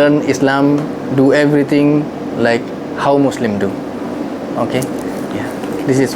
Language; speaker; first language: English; non-native, learner; Indonesian